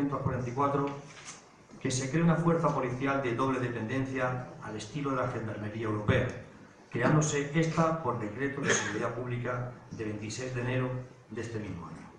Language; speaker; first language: Spanish; native; Spanish